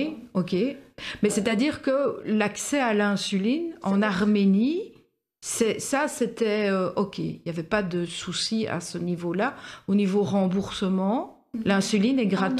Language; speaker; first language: French; native; French